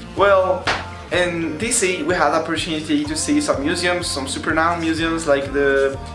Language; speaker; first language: English; non-native, fluent; Arabic